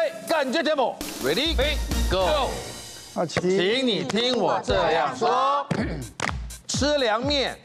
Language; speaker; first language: Chinese; native; Chinese